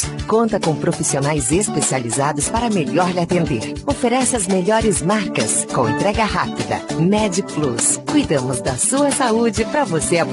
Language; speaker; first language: Portuguese; native; Portuguese